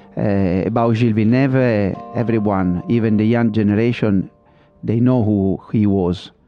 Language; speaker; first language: English; non-native, fluent; Italian